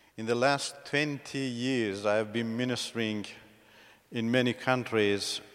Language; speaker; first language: English; non-native, fluent; Persian